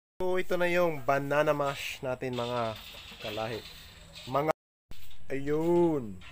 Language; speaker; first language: Filipino; non-native, local second language; Aklanon